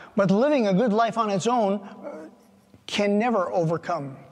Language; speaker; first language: English; native; English